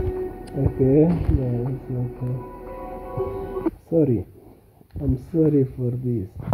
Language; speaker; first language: English; non-native, learner; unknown